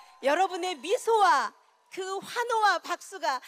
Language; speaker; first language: Korean; native; Korean